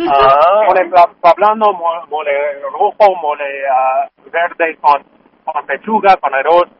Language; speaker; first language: Spanish; non-native, learner; English